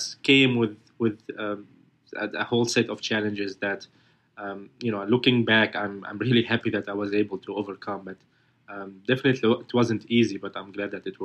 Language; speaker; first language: English; non-native, fluent; Arabic